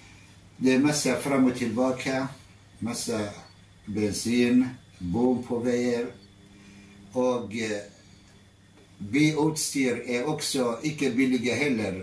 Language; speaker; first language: Norwegian; non-native, fluent; Arabic